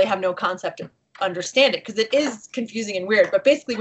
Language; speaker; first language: English; native; English